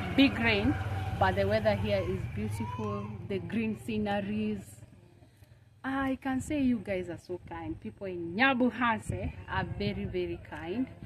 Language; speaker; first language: English; non-native, local second language; Kalenjin